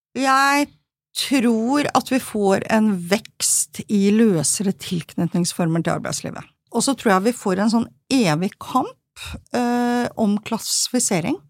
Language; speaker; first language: Norwegian; native; Norwegian